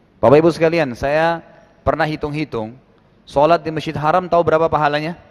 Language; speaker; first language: Indonesian; native; Indonesian